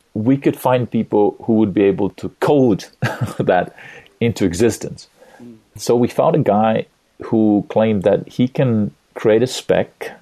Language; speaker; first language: English; non-native, fluent; Estonian